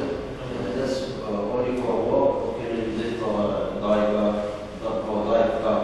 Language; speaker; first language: English; non-native, learner; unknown